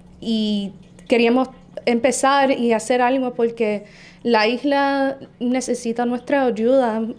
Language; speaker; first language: Spanish; early bilingual, heritage; Spanish